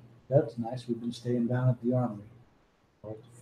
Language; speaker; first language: English; native; English